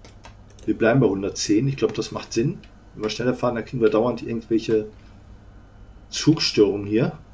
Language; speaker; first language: German; native; German